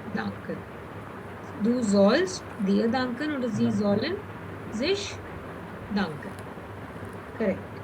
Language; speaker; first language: German; non-native, fluent; Hindi